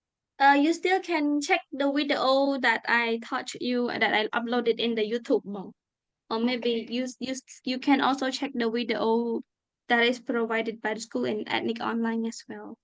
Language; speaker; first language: English; non-native, fluent; Khmer